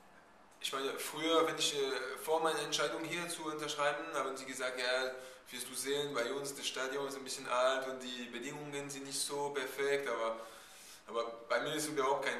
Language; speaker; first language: German; non-native, fluent; French